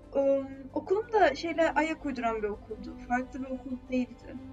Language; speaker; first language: Turkish; native; Turkish